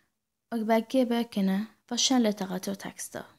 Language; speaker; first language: Norwegian; non-native, learner; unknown